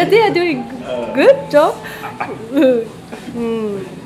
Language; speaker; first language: English; non-native, fluent; Japanese